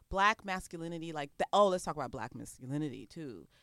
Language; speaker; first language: English; non-native, local second language; Xhosa